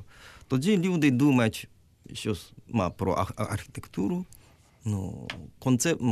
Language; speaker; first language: Ukrainian; non-native, learner; Japanese